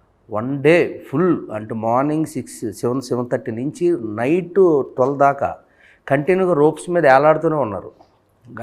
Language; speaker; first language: Telugu; native; Telugu